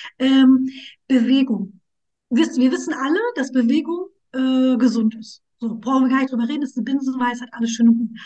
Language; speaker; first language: German; early bilingual, other home language; Turkish